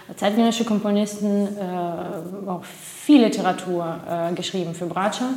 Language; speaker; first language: German; non-native, fluent; Russian